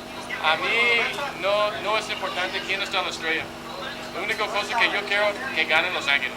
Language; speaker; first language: Spanish; non-native, fluent; English